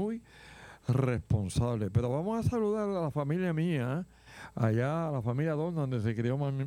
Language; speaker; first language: Spanish; native; Spanish